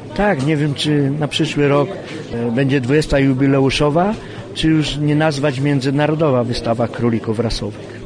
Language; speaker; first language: Polish; native; Polish